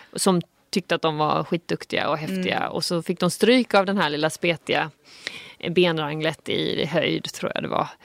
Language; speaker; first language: Swedish; native; Swedish